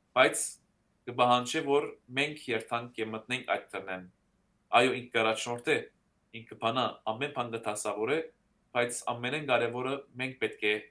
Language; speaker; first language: Armenian; early bilingual, heritage; Armenian